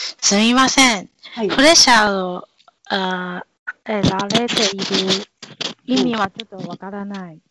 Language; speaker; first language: Japanese; non-native, learner; Chinese